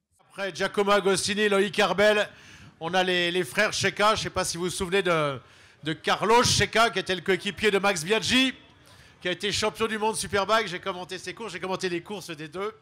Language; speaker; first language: French; native; French